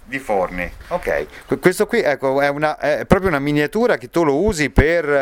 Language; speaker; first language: Italian; native; Italian